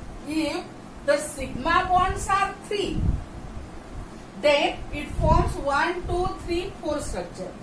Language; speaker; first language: English; non-native, local second language; Marathi